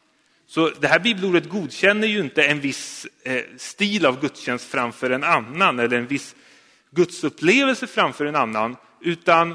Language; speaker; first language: Swedish; native; Swedish